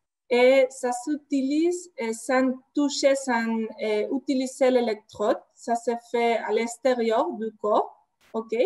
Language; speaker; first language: French; non-native, fluent; Spanish